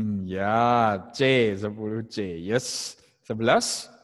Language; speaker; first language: Indonesian; native; Indonesian